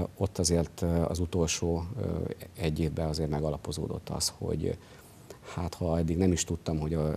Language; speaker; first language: Hungarian; native; Hungarian